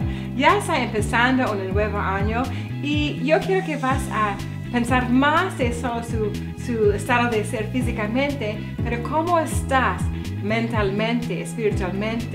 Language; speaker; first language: Spanish; non-native, learner; English